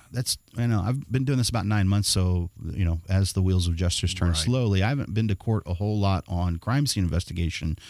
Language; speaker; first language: English; native; English